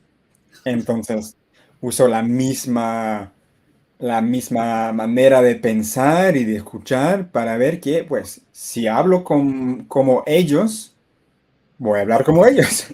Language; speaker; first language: Spanish; non-native, fluent; English